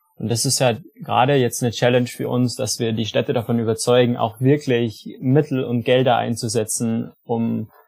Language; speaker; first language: German; native; German